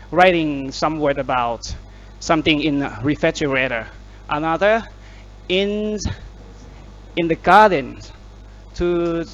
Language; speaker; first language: English; non-native, learner; Thai